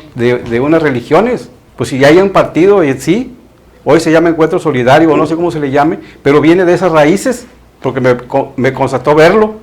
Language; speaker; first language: Spanish; native; Spanish